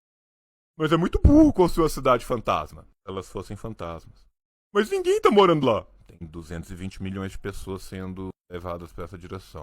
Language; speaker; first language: Portuguese; native; Portuguese